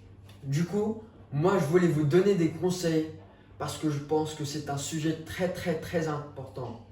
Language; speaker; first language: French; non-native, fluent; English